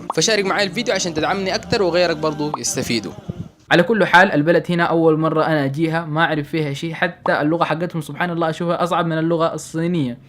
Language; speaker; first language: Arabic; native; Arabic